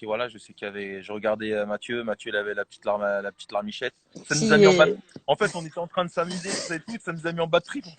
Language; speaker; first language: French; native; French